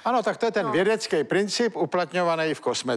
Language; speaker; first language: Czech; native; Czech